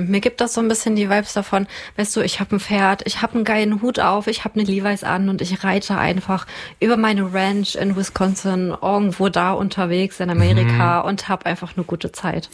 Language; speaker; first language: German; native; German